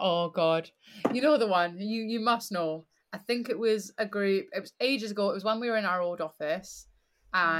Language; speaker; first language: English; native; English